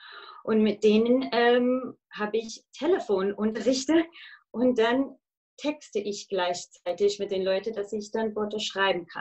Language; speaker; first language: German; non-native, fluent; English